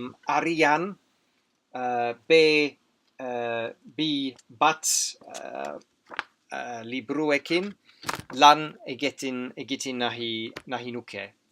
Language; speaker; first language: Basque; non-native, learner; English